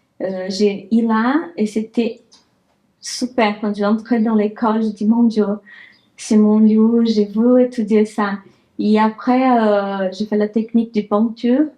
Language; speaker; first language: French; non-native, learner; Portuguese